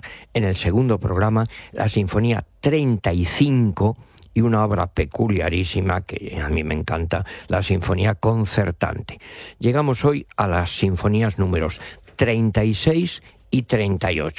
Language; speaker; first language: Spanish; native; Spanish